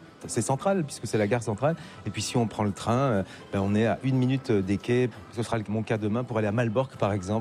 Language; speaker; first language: French; native; French